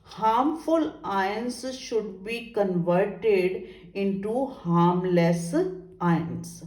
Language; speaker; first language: English; non-native, local second language; Punjabi